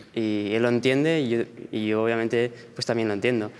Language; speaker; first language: Spanish; early bilingual, heritage; Spanish